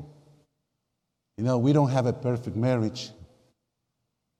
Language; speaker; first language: English; non-native, fluent; Spanish